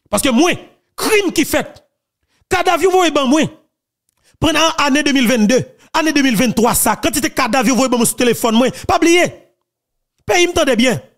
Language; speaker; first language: French; non-native, local second language; Haitian Creole